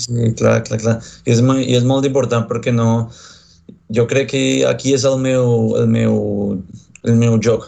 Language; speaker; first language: Catalan; non-native, learner; Spanish